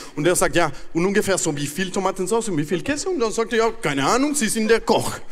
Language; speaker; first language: German; non-native, fluent; Spanish